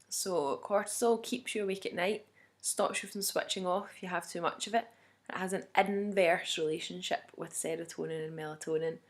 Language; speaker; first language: English; native; English